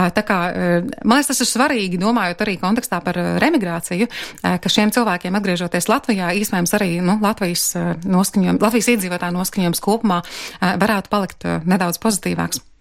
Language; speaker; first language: Latvian; native; Latvian